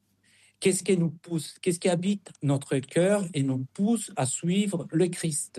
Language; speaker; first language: French; non-native, fluent; Spanish